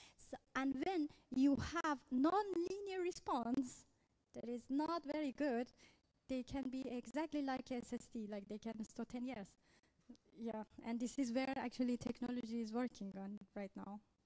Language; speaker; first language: English; non-native, fluent; Persian